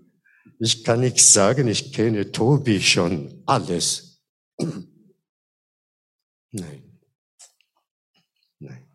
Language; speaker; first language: German; non-native, fluent; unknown